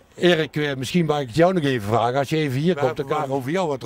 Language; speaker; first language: Dutch; native; Dutch